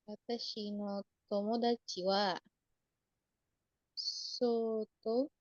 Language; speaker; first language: Japanese; non-native, learner; Indonesian